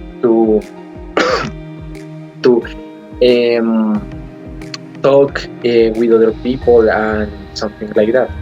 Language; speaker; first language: English; non-native, learner; Spanish